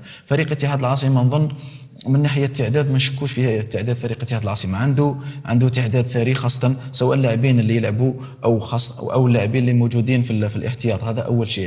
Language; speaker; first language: Arabic; native; Arabic